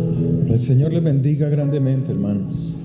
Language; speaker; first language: Spanish; native; Spanish